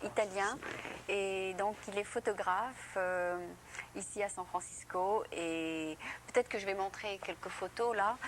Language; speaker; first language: French; native; French